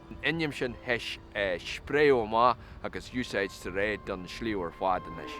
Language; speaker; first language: Irish; non-native, local second language; English